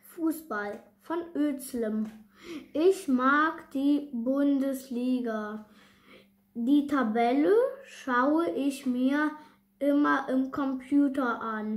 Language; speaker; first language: German; non-native, learner; Russian